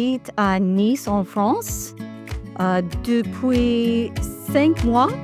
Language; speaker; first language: French; non-native, learner; English